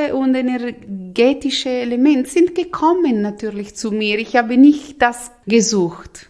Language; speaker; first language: German; non-native, local second language; Italian